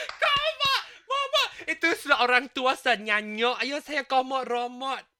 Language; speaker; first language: Malay; non-native, local second language; Chinese